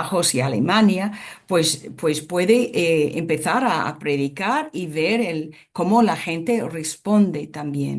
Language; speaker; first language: Spanish; non-native, fluent; English